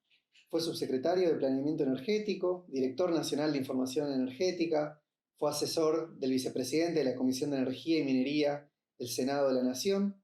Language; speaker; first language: Spanish; native; Spanish